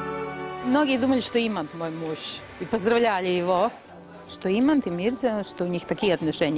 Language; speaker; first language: Russian; non-native, local second language; Latvian